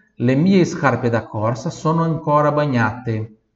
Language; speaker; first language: Italian; non-native, fluent; Portuguese